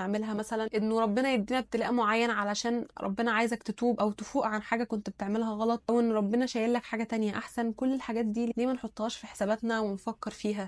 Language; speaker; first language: Arabic; native; Arabic